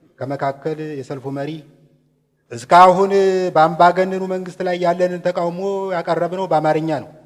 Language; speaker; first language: Amharic; native; Amharic